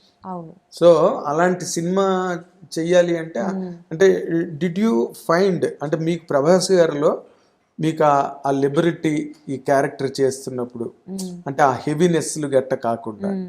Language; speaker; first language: Telugu; native; Telugu